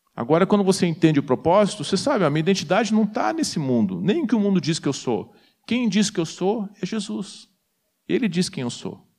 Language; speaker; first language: Portuguese; native; Portuguese